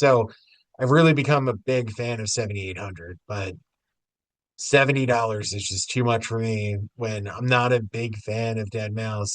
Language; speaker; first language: English; native; English